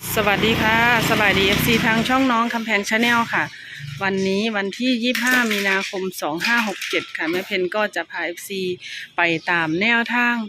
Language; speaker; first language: Thai; native; Thai